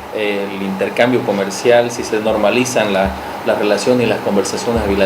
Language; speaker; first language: Spanish; native; Spanish